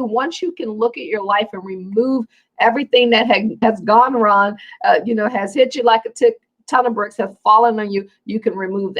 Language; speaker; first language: English; native; English